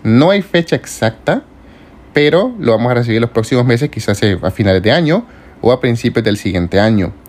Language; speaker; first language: Spanish; native; Spanish